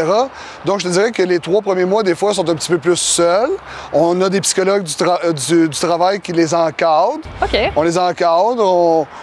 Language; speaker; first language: French; native; French